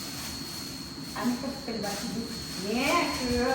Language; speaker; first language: Thai; non-native, local second language; Lao